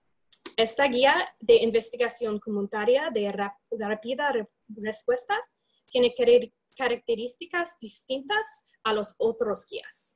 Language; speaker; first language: Spanish; non-native, fluent; English